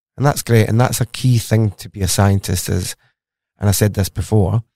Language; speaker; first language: English; native; English